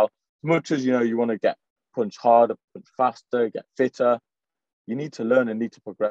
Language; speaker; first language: English; native; English